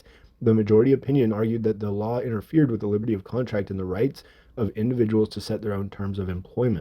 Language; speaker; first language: English; native; English